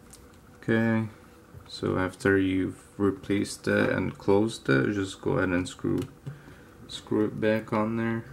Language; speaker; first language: English; native; English